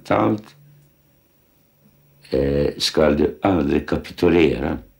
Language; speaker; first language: Swedish; non-native, fluent; Lithuanian